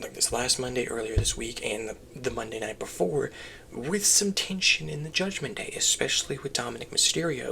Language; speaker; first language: English; native; English